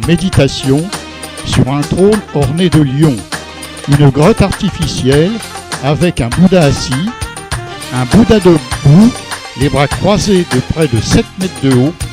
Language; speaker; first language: French; native; French